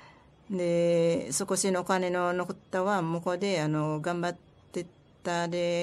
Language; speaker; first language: Japanese; non-native, learner; Filipino